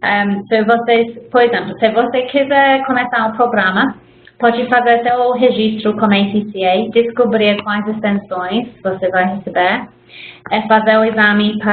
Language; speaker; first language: Portuguese; non-native, fluent; English